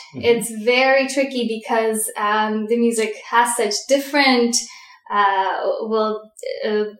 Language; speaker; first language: English; early bilingual, other home language; Russian